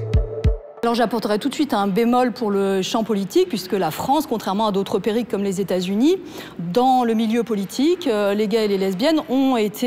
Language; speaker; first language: French; native; French